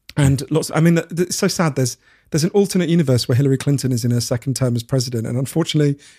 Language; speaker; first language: English; native; English